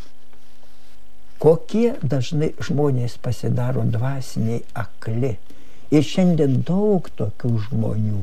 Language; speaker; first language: Lithuanian; native; Lithuanian